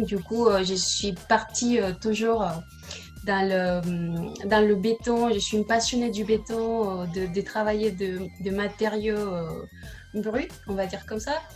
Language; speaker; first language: French; non-native, learner; Spanish